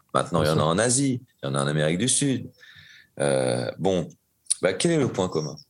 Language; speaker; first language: French; native; French